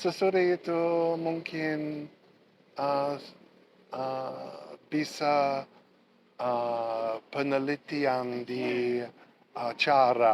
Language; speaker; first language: Indonesian; non-native, learner; English